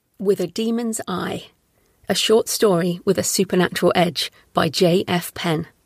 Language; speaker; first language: English; native; English